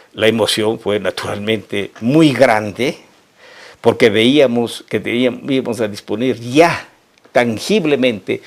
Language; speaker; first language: Spanish; native; Spanish